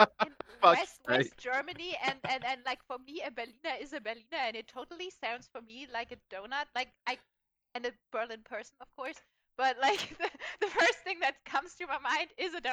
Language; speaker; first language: English; non-native, fluent; German